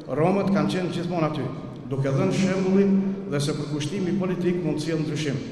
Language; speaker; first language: Albanian; non-native, local second language; Romany